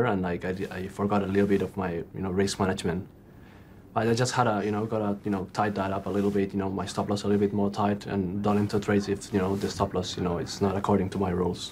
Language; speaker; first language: English; early bilingual, heritage; English